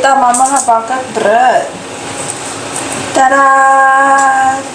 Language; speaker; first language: Swedish; non-native, learner; Filipino